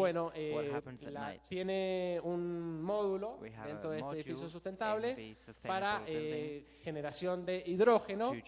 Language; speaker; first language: Spanish; native; Spanish